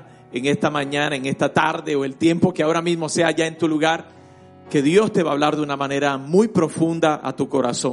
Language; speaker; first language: Spanish; native; Spanish